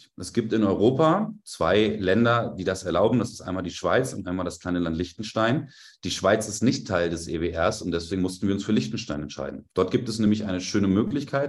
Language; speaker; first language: German; native; German